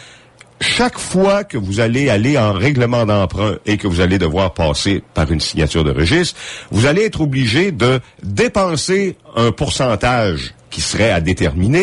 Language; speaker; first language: French; native; French